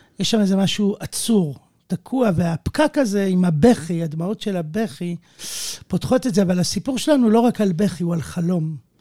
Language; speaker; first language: Hebrew; native; Hebrew